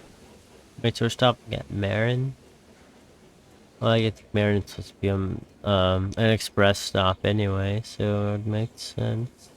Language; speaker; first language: English; native; English